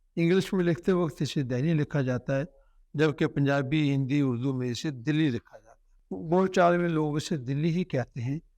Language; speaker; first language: Urdu; non-native, local second language; Punjabi